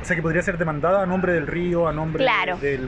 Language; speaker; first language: Spanish; native; Spanish